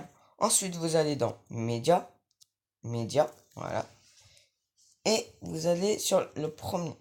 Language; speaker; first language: French; native; French